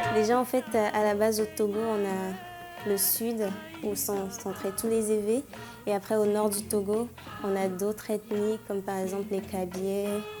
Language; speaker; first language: French; non-native, local second language; Ewe